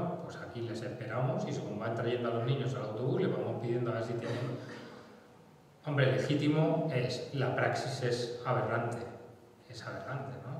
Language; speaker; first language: Spanish; native; Spanish